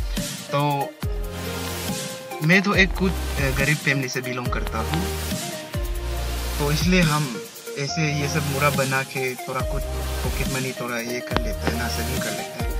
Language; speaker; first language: Hindi; non-native, local second language; Adi